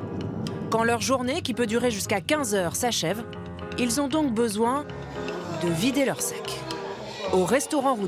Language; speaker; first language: French; native; French